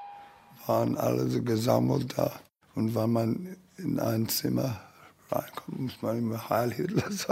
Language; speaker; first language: German; early bilingual, heritage; German